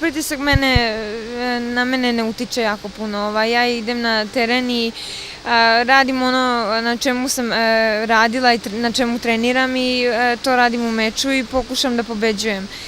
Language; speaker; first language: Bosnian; early bilingual, other home language; Serbian